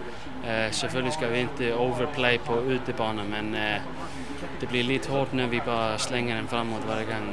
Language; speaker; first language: Swedish; non-native, fluent; Icelandic